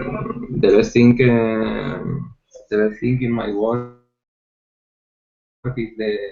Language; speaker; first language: English; non-native, learner; Spanish